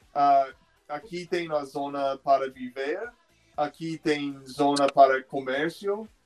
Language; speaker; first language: Portuguese; non-native, fluent; English